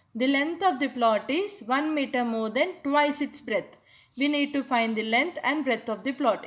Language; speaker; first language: English; non-native, local second language; Telugu